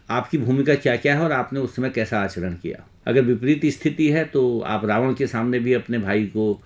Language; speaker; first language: Hindi; native; Hindi